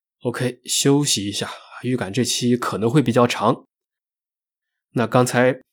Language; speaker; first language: Chinese; native; Chinese